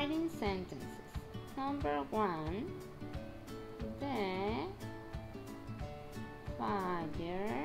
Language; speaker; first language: English; non-native, fluent; Spanish